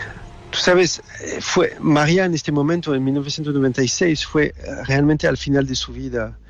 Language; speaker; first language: Spanish; non-native, learner; French